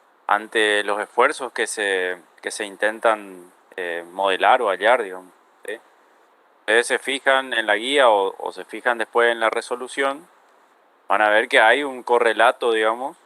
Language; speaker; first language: Spanish; native; Spanish